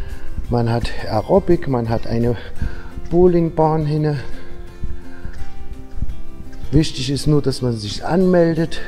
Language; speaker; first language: German; native; German